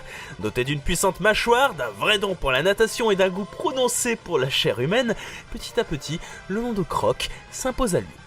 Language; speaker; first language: French; native; French